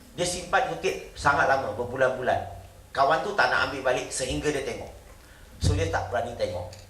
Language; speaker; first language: Malay; non-native, local second language; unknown